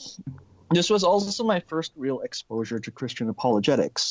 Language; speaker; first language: English; non-native, local second language; Filipino